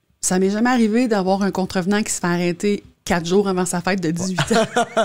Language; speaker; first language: French; native; French